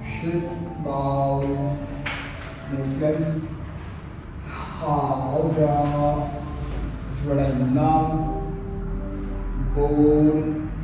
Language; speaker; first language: Vietnamese; non-native, learner; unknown